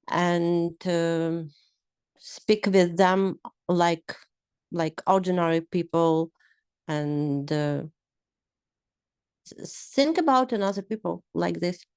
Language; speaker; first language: English; non-native, learner; Ukrainian